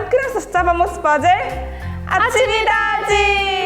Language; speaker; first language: Portuguese; non-native, fluent; Korean